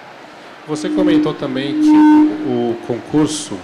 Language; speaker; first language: Portuguese; native; Portuguese